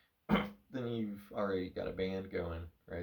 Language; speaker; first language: English; native; English